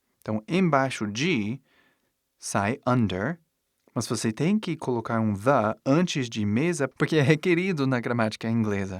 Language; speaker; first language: Portuguese; non-native, fluent; English